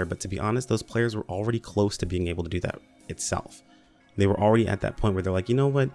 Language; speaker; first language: English; native; English